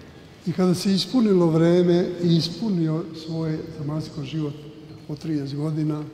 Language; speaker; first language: Serbian; native; Serbian